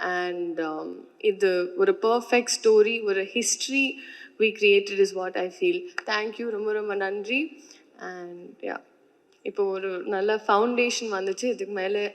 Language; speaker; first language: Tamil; non-native, learner; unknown